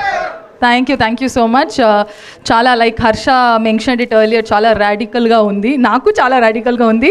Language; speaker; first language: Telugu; non-native, local second language; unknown